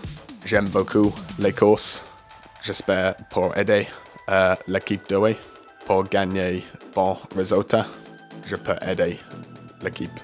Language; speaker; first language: French; non-native, learner; English